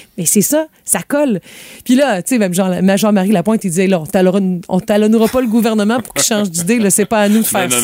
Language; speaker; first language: French; native; French